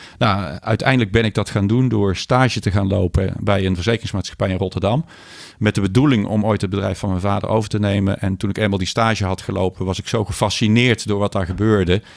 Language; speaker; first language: Dutch; native; Dutch